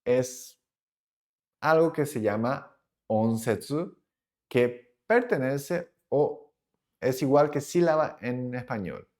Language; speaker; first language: Spanish; non-native, fluent; Japanese